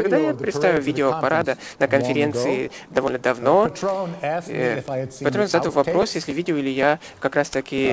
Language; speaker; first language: Russian; native; Russian